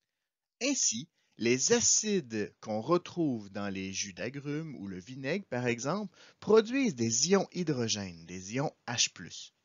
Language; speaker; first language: French; native; French